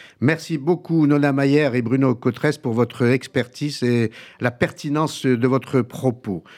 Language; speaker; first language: French; native; French